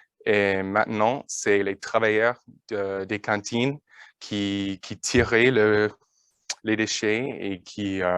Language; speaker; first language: French; non-native, learner; English